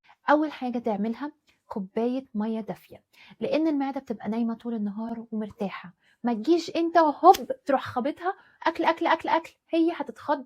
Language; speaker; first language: Arabic; native; Arabic